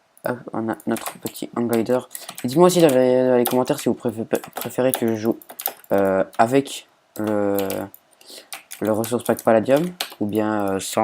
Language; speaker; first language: French; native; French